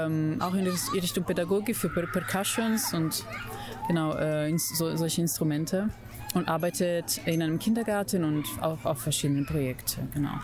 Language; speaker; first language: German; non-native, fluent; Italian